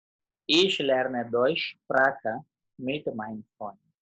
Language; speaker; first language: German; non-native, learner; Gujarati